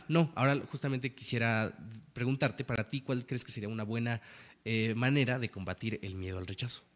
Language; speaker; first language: Spanish; native; Spanish